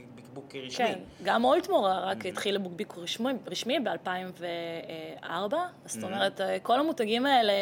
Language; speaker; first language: Hebrew; early bilingual, other home language; Russian